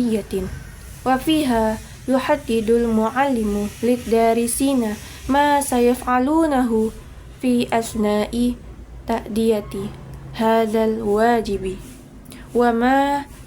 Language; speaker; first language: Arabic; non-native, learner; Indonesian